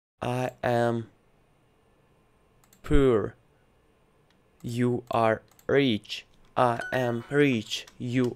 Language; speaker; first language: English; non-native, learner; Russian